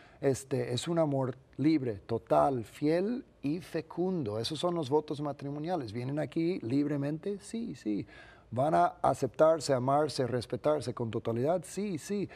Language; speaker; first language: Spanish; non-native, fluent; English